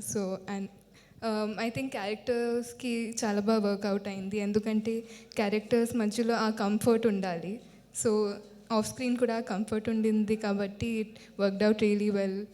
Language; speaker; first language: Telugu; non-native, fluent; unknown